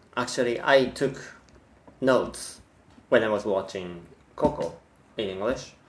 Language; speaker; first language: English; non-native, fluent; Japanese